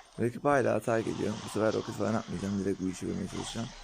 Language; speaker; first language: Turkish; native; Turkish